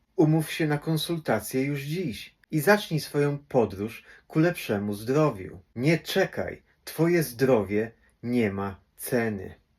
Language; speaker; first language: Polish; native; Polish